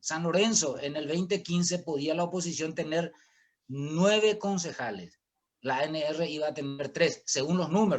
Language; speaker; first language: Spanish; native; Spanish